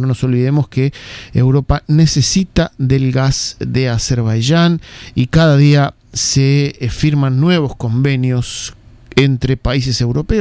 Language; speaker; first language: Spanish; native; Spanish